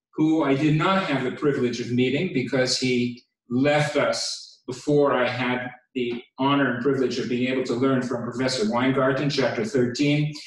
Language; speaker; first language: English; native; English